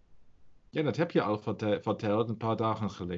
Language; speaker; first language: Dutch; non-native, learner; German